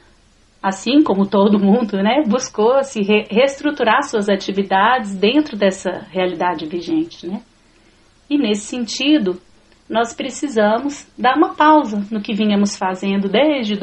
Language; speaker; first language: Portuguese; native; Portuguese